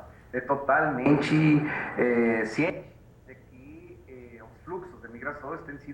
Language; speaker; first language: Portuguese; non-native, fluent; Spanish